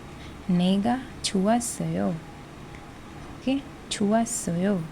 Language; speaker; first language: Korean; non-native, learner; Hindi